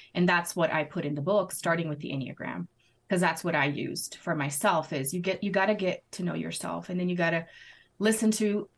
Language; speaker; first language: English; non-native, fluent; Portuguese